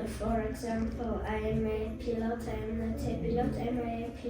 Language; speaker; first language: English; non-native, learner; Tajik